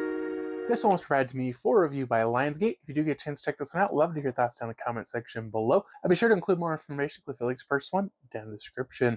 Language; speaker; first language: English; native; English